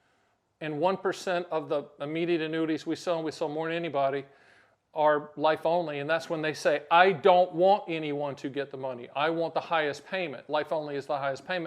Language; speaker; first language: English; native; English